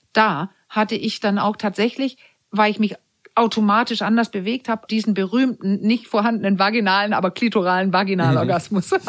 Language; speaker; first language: German; non-native, fluent; Danish